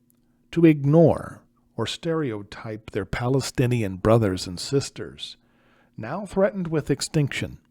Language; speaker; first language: English; native; English